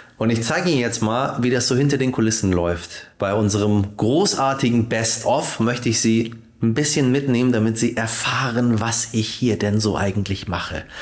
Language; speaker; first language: German; native; German